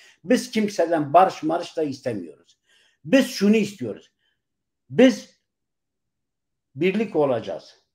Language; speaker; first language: Turkish; non-native, local second language; Kurdish